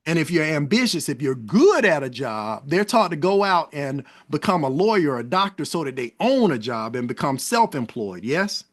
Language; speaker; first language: English; native; English